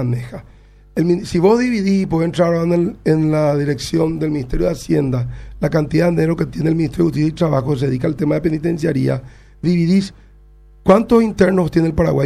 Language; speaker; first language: Spanish; native; Spanish